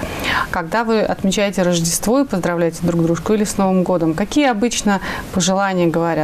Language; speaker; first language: Russian; native; Russian